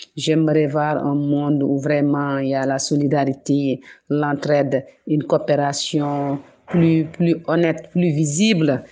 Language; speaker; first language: French; non-native, local second language; Wolof